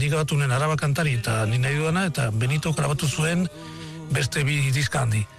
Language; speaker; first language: Basque; non-native, local second language; Spanish